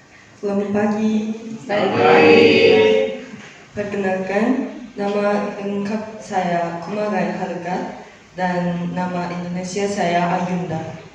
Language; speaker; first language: Indonesian; non-native, learner; Japanese